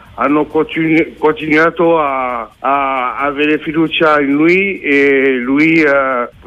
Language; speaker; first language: Italian; non-native, learner; French